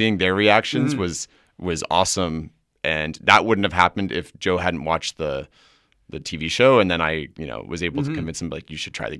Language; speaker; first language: English; native; English